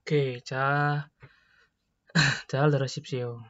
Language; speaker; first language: Korean; non-native, fluent; Indonesian